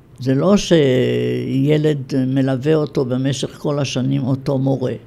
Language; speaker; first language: Hebrew; native; Hebrew